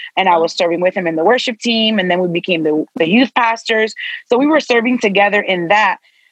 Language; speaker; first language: English; native; English